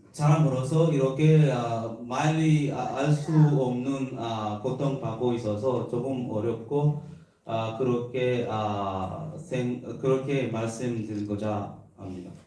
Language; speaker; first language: Korean; non-native, learner; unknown